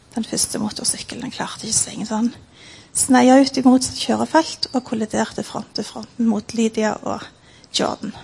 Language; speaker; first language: Norwegian; native; Norwegian